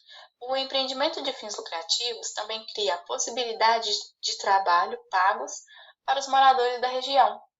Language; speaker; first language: Portuguese; native; Portuguese